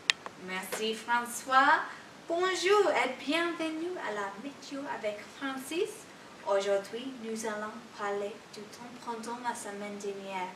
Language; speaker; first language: French; non-native, learner; English